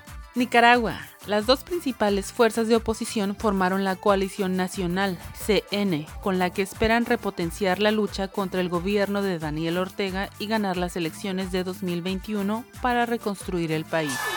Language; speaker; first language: Spanish; native; Spanish